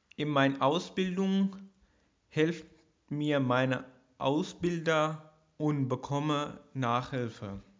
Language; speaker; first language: German; non-native, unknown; Urdu